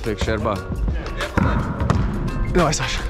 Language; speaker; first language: Russian; non-native, learner; Italian